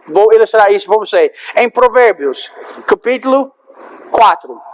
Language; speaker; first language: Portuguese; non-native, fluent; English